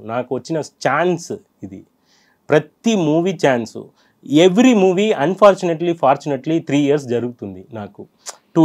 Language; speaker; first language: Telugu; non-native, fluent; Tamil